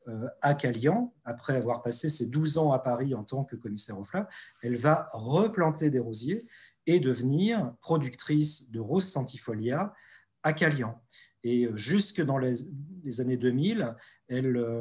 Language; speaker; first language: French; native; French